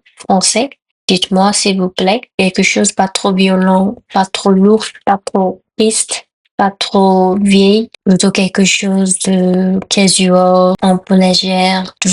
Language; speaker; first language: French; non-native, fluent; Korean